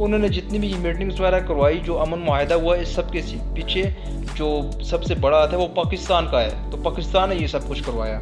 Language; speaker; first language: Hindi; non-native, local second language; Punjabi